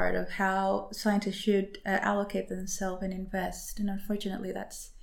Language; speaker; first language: English; non-native, fluent; Indonesian